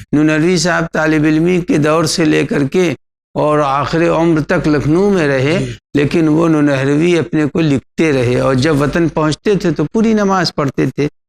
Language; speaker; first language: Urdu; native; Urdu